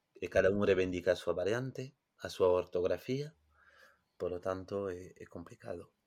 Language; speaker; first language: Galician; non-native, fluent; French